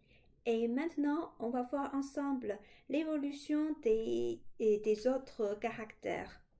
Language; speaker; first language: French; non-native, fluent; Chinese